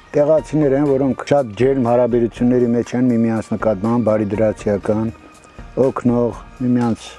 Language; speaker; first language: Armenian; native; Armenian